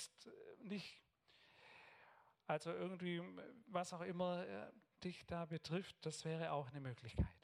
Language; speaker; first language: German; native; German